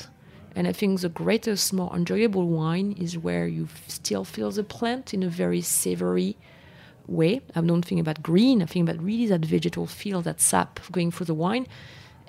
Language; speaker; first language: English; non-native, fluent; French